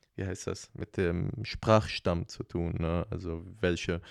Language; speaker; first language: German; non-native, fluent; Arabic